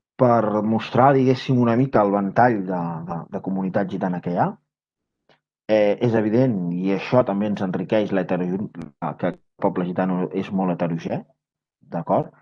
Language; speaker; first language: Catalan; native; Catalan